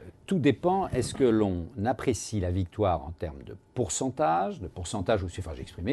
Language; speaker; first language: French; native; French